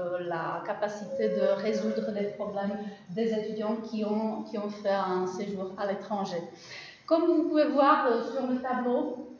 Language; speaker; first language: French; non-native, fluent; Czech